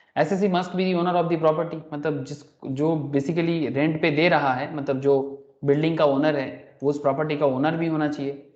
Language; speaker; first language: Hindi; non-native, local second language; Bangla